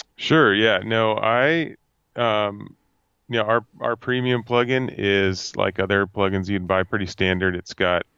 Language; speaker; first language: English; native; English